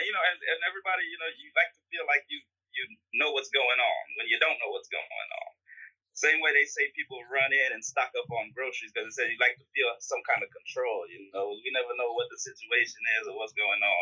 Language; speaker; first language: English; native; English